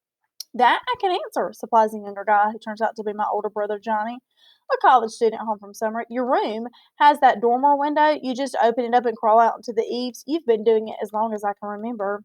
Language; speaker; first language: English; native; English